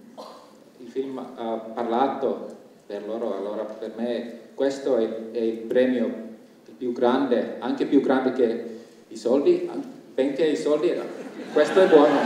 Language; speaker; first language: Italian; non-native, fluent; Finnish